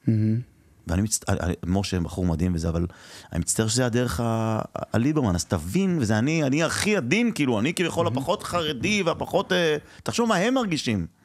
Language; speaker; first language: Hebrew; early bilingual, other home language; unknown